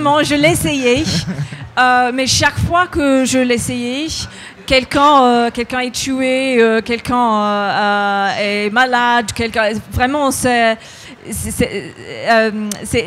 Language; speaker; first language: French; non-native, fluent; English